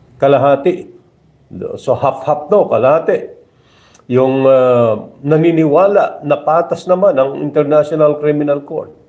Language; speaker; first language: Filipino; native; Filipino